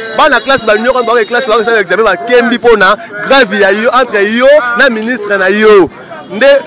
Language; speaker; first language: Lingala; native; Lingala